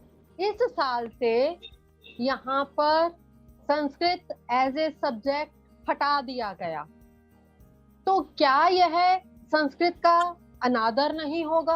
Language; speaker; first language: Hindi; native; Hindi